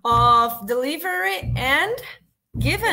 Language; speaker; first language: English; non-native, learner; Portuguese